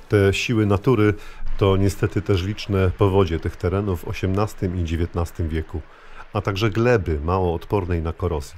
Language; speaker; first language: Polish; native; Polish